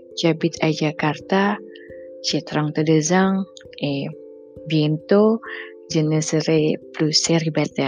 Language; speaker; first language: French; non-native, learner; Indonesian